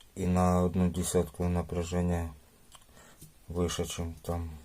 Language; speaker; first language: Russian; non-native, local second language; Ukrainian